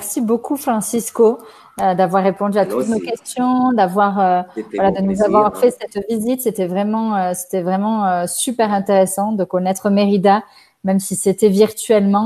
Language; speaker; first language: French; native; French